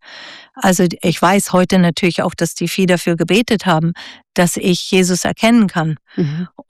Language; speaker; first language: German; native; German